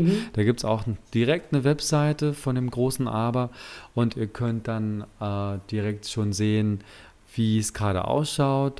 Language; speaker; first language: German; native; German